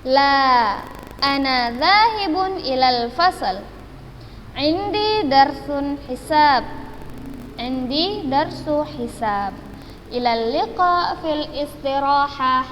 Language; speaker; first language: Arabic; non-native, fluent; Indonesian